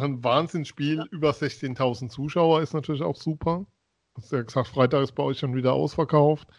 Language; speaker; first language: German; native; German